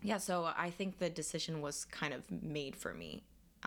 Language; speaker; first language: English; non-native, fluent; Korean